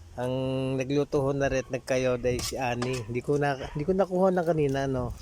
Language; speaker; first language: Filipino; native; Filipino